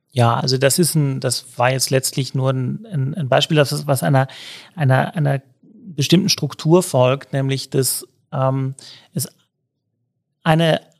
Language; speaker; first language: German; native; German